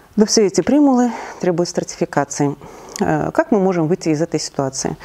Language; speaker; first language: Russian; native; Russian